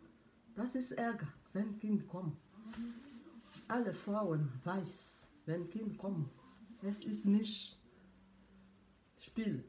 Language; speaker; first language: German; non-native, learner; French